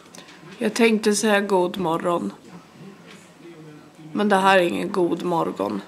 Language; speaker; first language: Swedish; native; Swedish